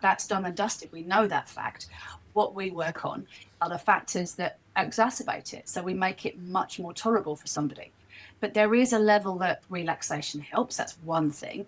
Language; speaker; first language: English; native; English